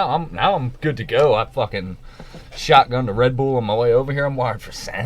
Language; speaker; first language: English; native; English